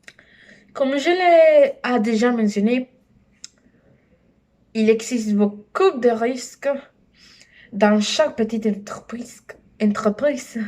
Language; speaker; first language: French; non-native, learner; Spanish